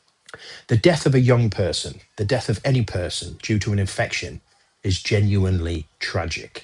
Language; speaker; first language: English; native; English